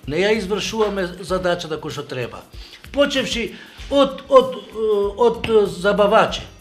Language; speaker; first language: Macedonian; non-native, local second language; Albanian